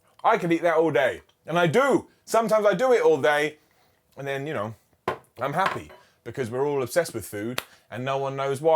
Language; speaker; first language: English; native; English